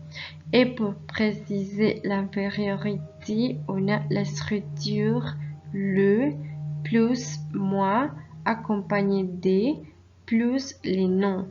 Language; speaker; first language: French; non-native, fluent; Spanish